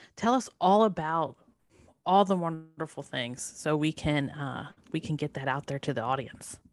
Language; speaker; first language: English; native; English